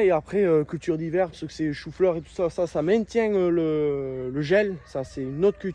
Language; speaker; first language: French; native; French